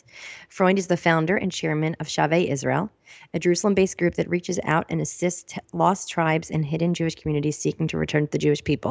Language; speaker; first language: English; native; English